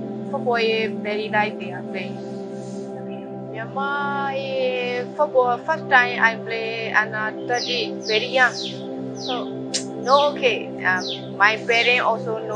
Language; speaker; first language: English; non-native, learner; Burmese